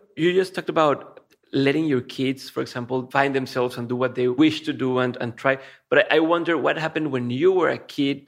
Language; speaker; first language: English; non-native, fluent; Spanish